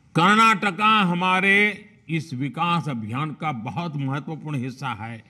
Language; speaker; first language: Hindi; non-native, local second language; Gujarati